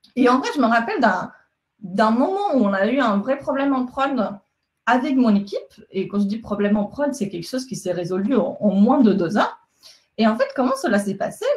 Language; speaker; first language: French; non-native, fluent; Spanish